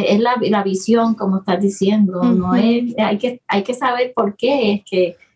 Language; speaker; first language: Spanish; native; Spanish